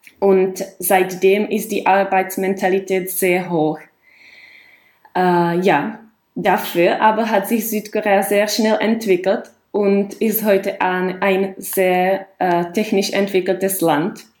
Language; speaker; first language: German; non-native, fluent; Czech